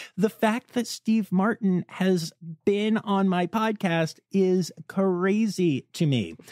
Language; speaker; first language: English; native; English